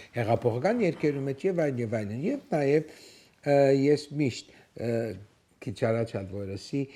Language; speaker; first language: Armenian; early bilingual, heritage; Armenian